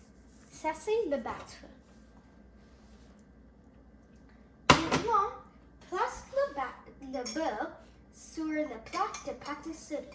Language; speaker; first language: French; non-native, learner; Tamil